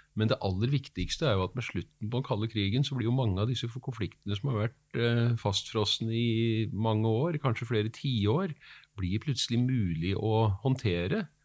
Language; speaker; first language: Norwegian; native; Norwegian